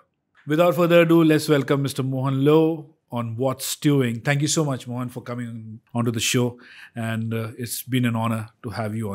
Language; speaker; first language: English; non-native, local second language; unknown